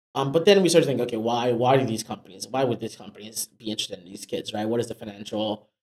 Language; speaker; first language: English; non-native, local second language; Yoruba